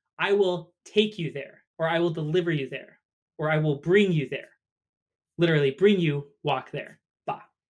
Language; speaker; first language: English; native; English